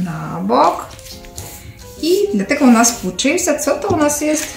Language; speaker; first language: Polish; non-native, learner; Ukrainian